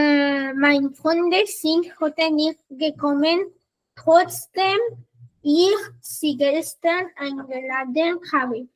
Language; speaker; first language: German; non-native, learner; Spanish